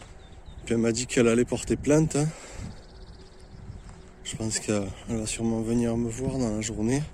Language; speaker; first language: French; native; French